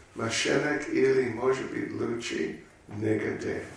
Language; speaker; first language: Russian; non-native, learner; English